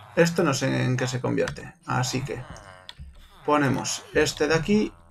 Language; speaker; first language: Spanish; native; Spanish